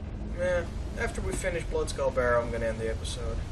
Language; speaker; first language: English; native; English